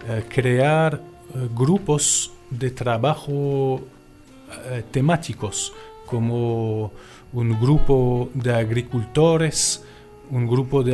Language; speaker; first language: Spanish; non-native, fluent; French